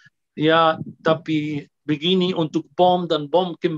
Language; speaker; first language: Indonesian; non-native, fluent; Arabic